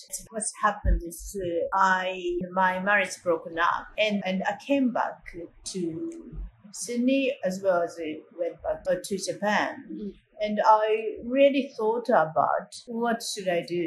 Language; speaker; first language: English; non-native, fluent; Japanese